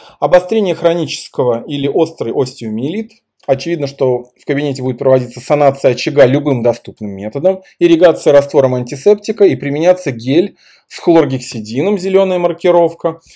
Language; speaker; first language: Russian; native; Russian